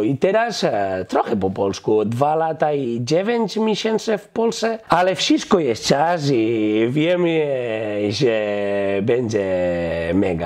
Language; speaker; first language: Polish; non-native, learner; Catalan